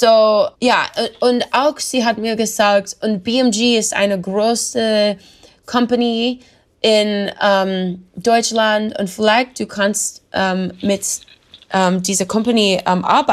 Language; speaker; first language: German; non-native, learner; English